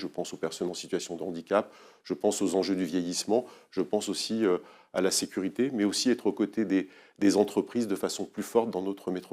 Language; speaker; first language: French; native; French